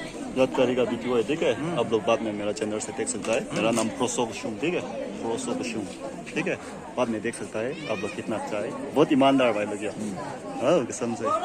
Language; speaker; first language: Hindi; non-native, local second language; Tangkhul Naga (India)